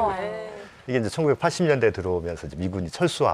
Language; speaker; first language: Korean; native; Korean